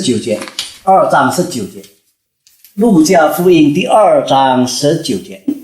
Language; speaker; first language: Chinese; early bilingual, heritage; Chinese